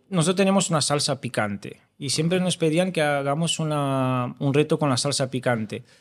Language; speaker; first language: Spanish; non-native, fluent; Romanian